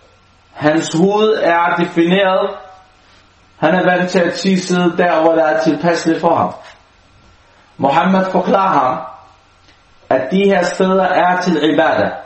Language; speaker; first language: Danish; non-native, local second language; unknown